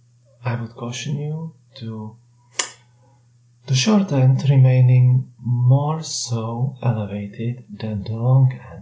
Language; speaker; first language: English; non-native, fluent; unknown